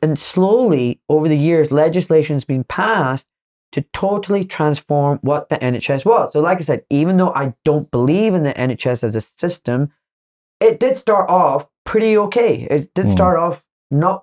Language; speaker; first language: English; native; English